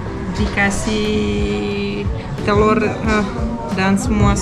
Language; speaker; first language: Indonesian; non-native, fluent; Russian